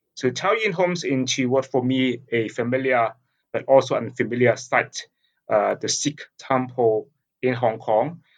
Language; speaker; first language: English; non-native, local second language; Cantonese